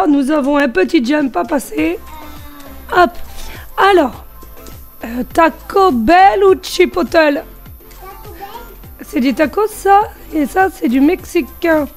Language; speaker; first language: French; native; French